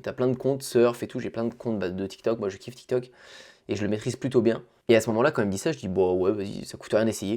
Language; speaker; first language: French; native; French